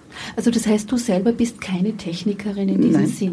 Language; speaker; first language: German; native; German